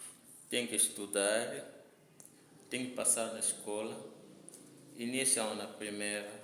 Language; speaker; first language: Portuguese; non-native, learner; Lingala